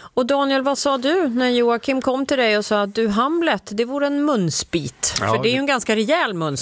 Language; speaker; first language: Swedish; native; Swedish